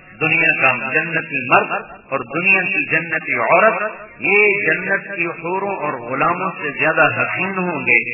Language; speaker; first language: Urdu; non-native, local second language; Punjabi